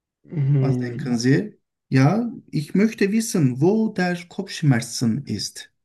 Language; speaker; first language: German; non-native, learner; Turkish